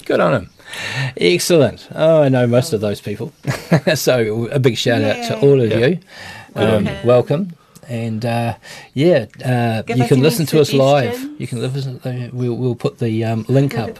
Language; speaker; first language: English; native; English